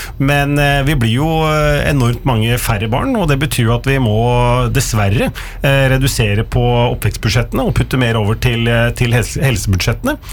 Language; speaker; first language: Norwegian; native; Norwegian